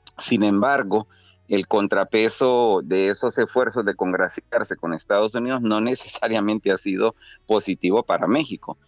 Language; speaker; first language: Spanish; native; Spanish